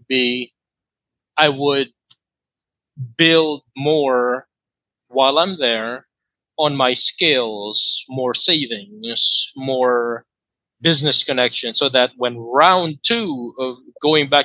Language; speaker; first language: English; non-native, local second language; Filipino